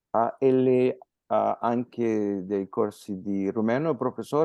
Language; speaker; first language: Italian; non-native, fluent; Spanish